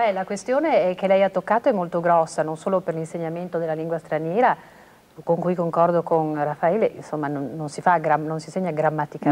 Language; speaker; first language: Italian; native; Italian